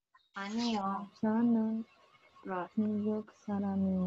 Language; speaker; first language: Korean; non-native, learner; Spanish